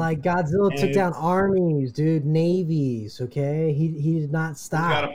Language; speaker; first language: English; native; English